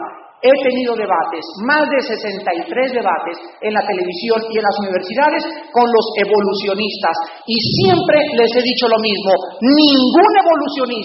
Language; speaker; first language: Spanish; native; Spanish